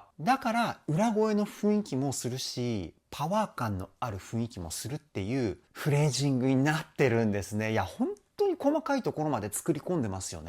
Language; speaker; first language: Japanese; native; Japanese